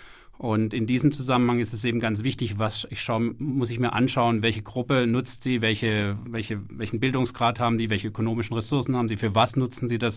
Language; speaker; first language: German; native; German